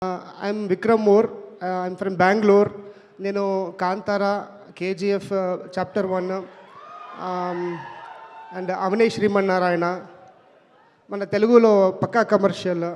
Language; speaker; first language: Telugu; non-native, local second language; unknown